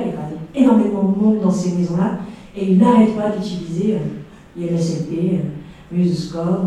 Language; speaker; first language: French; native; French